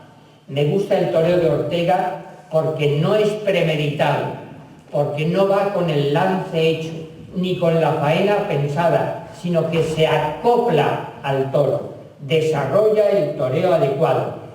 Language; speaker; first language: Spanish; native; Spanish